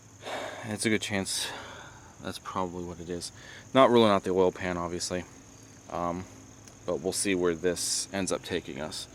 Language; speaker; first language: English; native; English